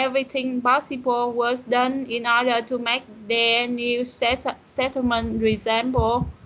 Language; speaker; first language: English; non-native, learner; Vietnamese